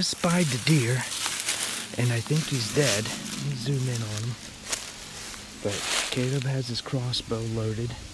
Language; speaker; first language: English; native; English